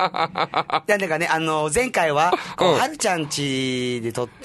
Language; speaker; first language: Japanese; native; Japanese